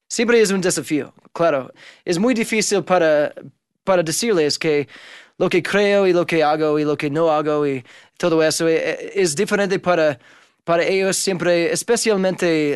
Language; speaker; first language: Spanish; non-native, fluent; English